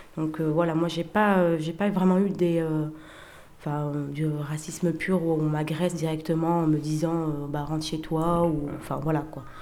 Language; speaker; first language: French; native; French